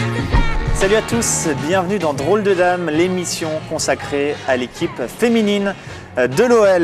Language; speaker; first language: French; native; French